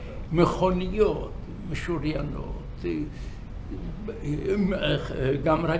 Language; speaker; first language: Hebrew; non-native, fluent; Yiddish